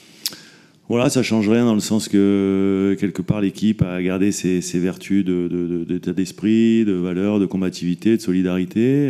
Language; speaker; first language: French; native; French